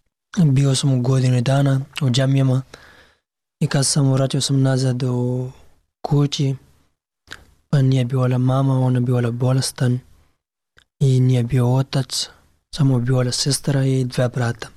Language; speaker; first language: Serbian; non-native, learner; Pashto